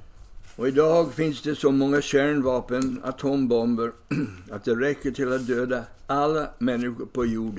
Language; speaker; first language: Swedish; non-native, fluent; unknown